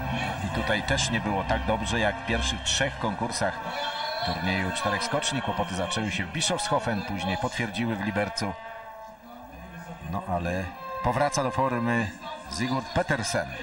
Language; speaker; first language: Polish; native; Polish